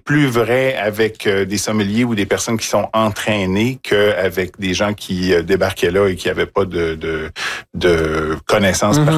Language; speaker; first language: French; native; French